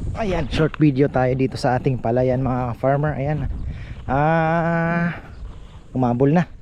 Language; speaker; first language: Filipino; native; Filipino